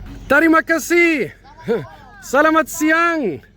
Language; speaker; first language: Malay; non-native, learner; German